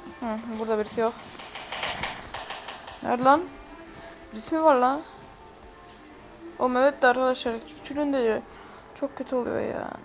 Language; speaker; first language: Turkish; native; Turkish